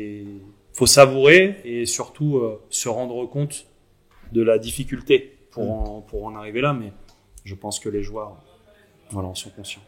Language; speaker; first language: French; native; French